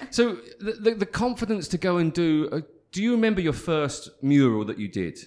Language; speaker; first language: English; native; English